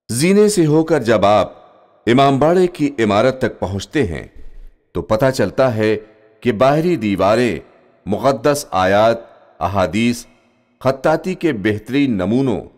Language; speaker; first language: Urdu; native; Urdu